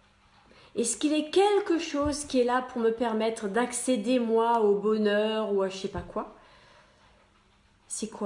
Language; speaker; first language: French; native; French